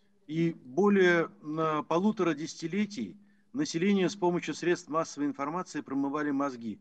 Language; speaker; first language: Russian; native; Russian